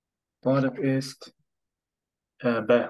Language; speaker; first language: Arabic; non-native, learner; German